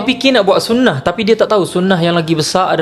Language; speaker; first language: Malay; native; Malay